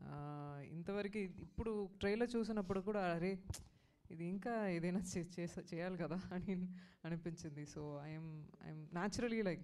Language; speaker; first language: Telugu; non-native, fluent; Tamil